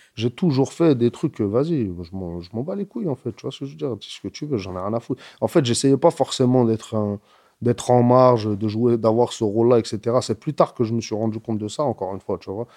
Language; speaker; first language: French; early bilingual, other home language; Arabic